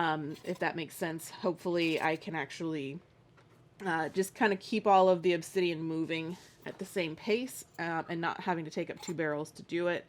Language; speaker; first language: English; native; English